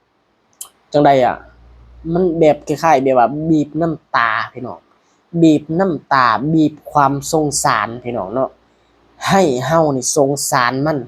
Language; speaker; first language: Thai; non-native, local second language; Lao